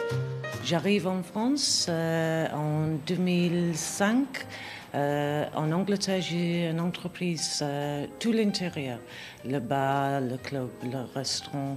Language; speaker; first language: French; non-native, learner; English